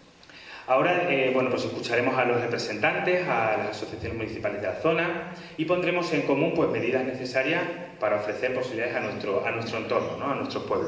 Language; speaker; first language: Spanish; native; Spanish